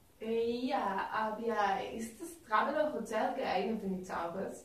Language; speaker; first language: German; non-native, learner; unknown